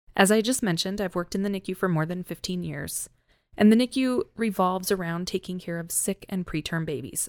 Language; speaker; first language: English; native; English